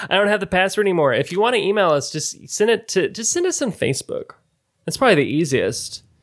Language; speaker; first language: English; native; English